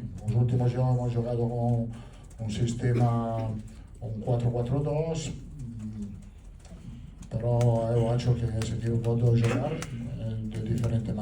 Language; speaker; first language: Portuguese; non-native, learner; Italian